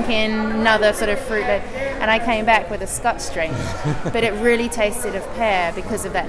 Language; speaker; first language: English; native; English